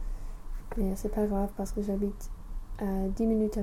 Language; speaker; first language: French; non-native, fluent; English